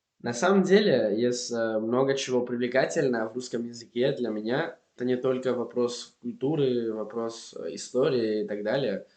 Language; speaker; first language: Russian; non-native, fluent; Spanish